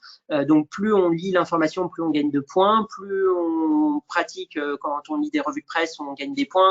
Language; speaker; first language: French; native; French